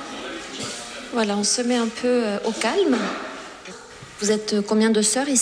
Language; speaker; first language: French; native; French